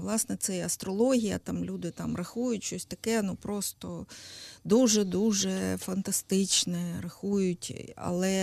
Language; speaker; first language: Ukrainian; native; Ukrainian